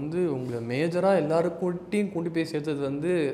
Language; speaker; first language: Tamil; native; Tamil